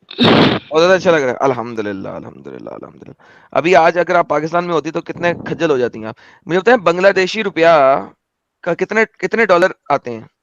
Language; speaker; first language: Hindi; native; Hindi